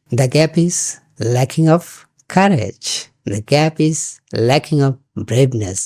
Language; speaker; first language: English; non-native, local second language; Bangla